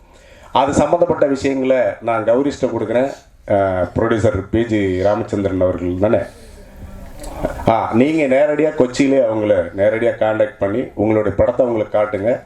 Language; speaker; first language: Tamil; native; Tamil